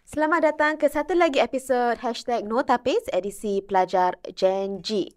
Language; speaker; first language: Malay; native; Malay